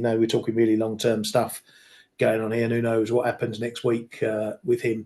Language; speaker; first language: English; native; English